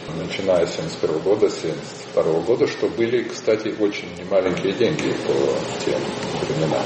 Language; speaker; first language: Russian; native; Russian